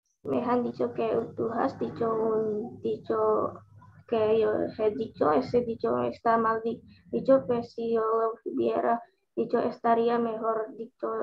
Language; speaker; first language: Spanish; non-native, learner; Indonesian